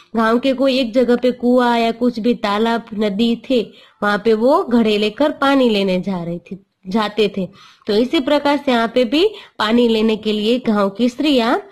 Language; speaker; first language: Hindi; non-native, local second language; Gujarati